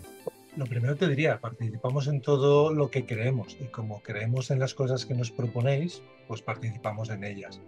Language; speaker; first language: Spanish; native; Spanish